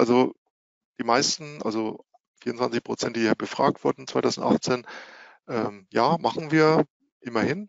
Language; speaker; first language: German; native; German